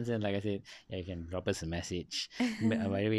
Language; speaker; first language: English; non-native, local second language; Malay